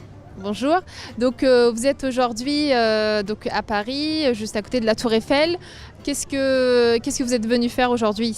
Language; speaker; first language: French; native; French